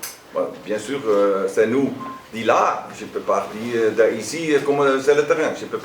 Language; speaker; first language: French; non-native, learner; Dutch